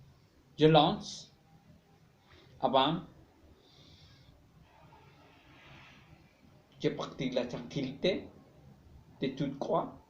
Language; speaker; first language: French; non-native, learner; Spanish